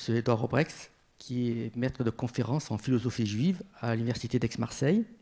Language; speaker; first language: French; native; French